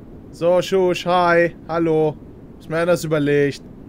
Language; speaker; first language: German; native; German